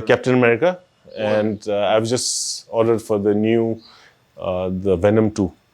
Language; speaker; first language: English; non-native, local second language; Nepali